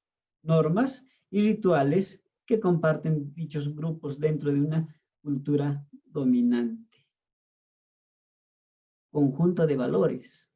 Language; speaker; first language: Spanish; native; Spanish